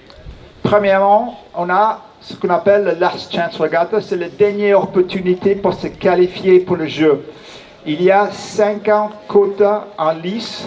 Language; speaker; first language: French; non-native, fluent; English